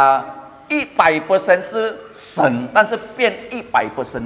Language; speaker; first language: Chinese; early bilingual, heritage; Chinese